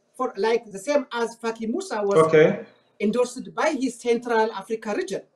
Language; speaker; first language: English; non-native, fluent; Amharic